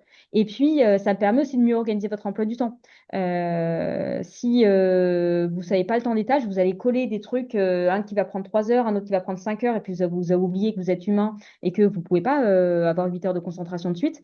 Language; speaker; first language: French; native; French